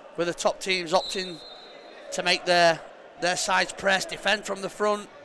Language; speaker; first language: English; native; English